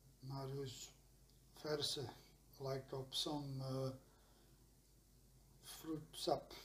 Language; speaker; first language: Dutch; non-native, learner; Serbian